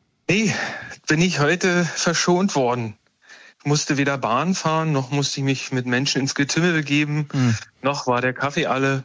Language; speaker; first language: German; native; German